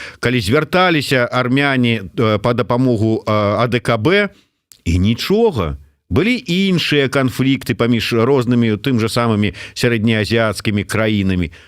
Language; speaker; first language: Belarusian; native; Belarusian